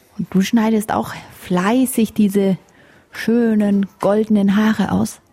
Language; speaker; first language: German; native; German